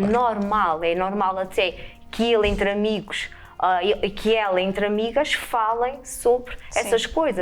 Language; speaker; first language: Portuguese; native; Portuguese